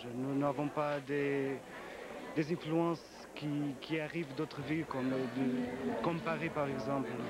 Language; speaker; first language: French; non-native, fluent; Portuguese